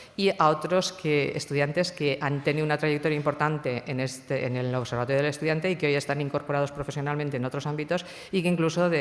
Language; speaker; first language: Spanish; non-native, local second language; Catalan